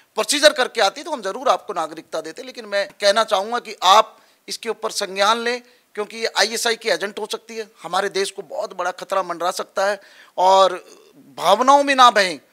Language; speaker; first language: Hindi; native; Hindi